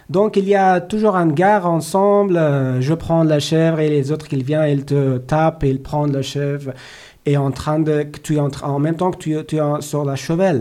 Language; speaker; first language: French; non-native, learner; Persian